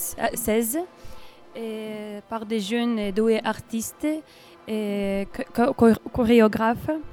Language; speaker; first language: French; non-native, learner; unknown